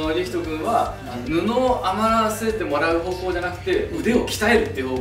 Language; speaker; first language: Japanese; native; Japanese